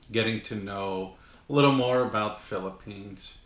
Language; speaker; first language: English; native; English